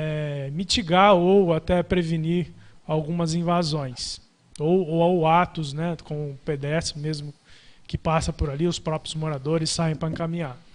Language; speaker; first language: Portuguese; native; Portuguese